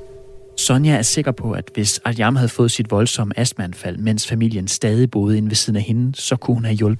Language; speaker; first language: Danish; native; Danish